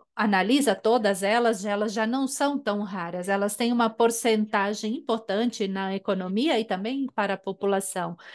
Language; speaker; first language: Portuguese; non-native, fluent; German